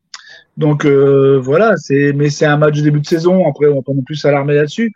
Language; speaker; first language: French; native; French